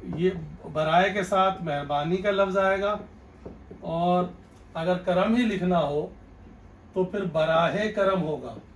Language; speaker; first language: Urdu; native; Urdu